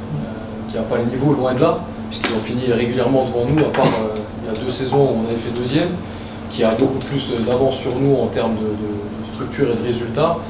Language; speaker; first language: French; native; French